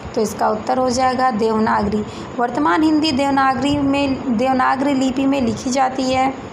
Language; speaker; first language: Hindi; native; Hindi